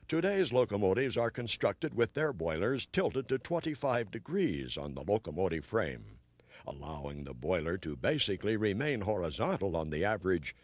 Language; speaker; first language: English; native; English